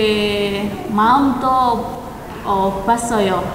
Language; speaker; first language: Korean; non-native, learner; Indonesian